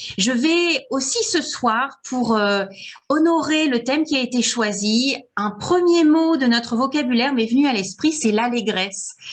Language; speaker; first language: French; native; French